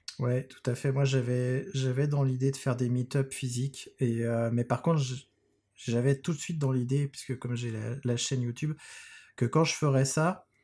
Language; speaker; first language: French; native; French